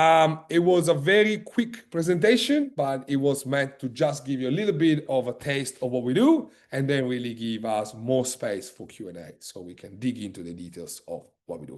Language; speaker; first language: English; non-native, fluent; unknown